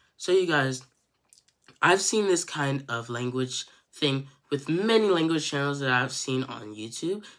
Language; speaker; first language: English; native; English